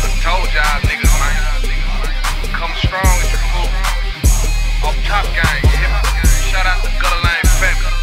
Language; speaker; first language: English; native; English